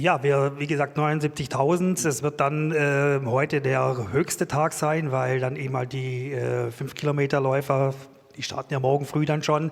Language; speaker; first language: German; native; German